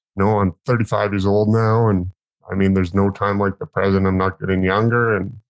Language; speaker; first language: English; native; English